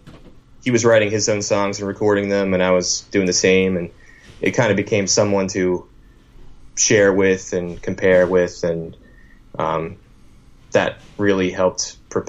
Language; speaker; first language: English; native; English